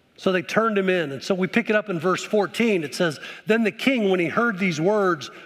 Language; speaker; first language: English; native; English